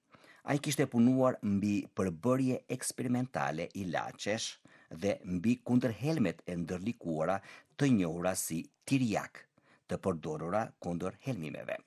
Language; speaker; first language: Albanian; native; Albanian